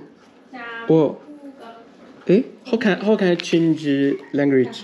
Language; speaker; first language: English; non-native, learner; Chinese